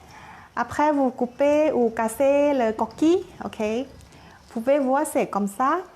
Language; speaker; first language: French; non-native, learner; Thai